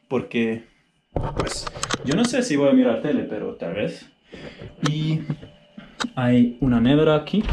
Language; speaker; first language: Spanish; non-native, fluent; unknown